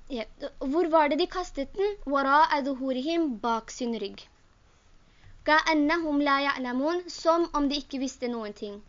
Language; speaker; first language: Norwegian; early bilingual, other home language; Urdu